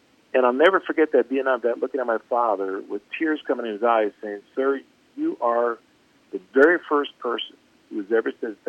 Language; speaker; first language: English; native; English